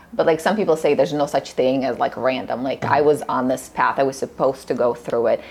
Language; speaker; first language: English; early bilingual, other home language; Russian